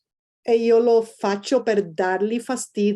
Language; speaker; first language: Italian; non-native, fluent; Spanish